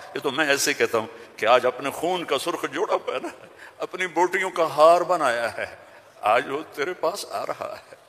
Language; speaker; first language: Urdu; non-native, local second language; Punjabi